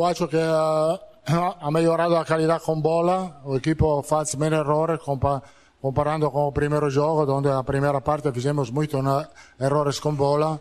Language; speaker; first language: Portuguese; non-native, learner; Italian